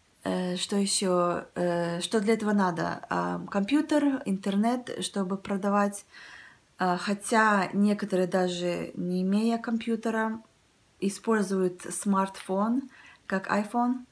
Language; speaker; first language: Russian; early bilingual, heritage; Russian